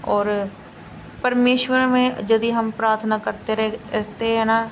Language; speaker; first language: Hindi; non-native, local second language; Punjabi